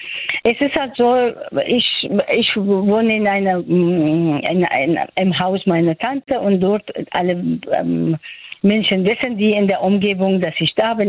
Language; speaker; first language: German; non-native, fluent; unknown